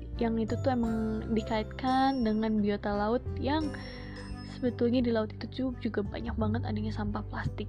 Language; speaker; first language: Indonesian; native; Indonesian